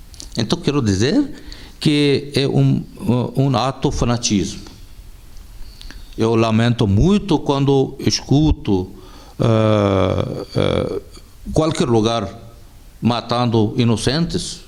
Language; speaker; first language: Portuguese; non-native, fluent; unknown